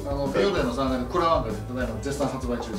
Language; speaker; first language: Japanese; native; Japanese